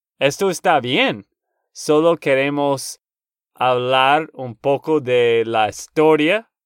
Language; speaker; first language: Spanish; non-native, learner; English